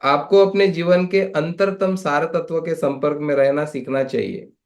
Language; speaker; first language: Hindi; non-native, local second language; Marathi